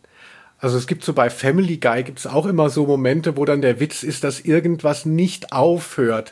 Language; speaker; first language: German; native; German